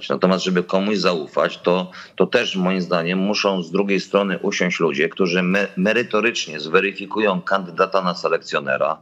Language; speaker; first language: Polish; native; Polish